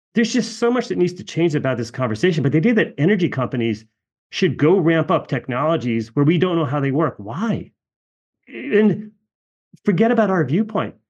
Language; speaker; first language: English; native; English